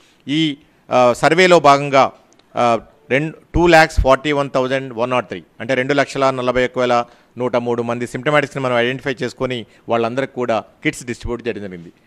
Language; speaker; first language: Telugu; native; Telugu